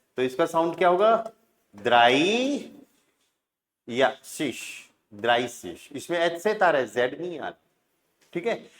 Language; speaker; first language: Hindi; native; Hindi